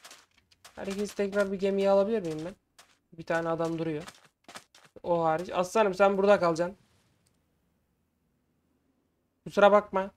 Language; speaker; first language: Turkish; native; Turkish